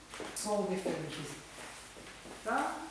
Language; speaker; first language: German; non-native, fluent; Italian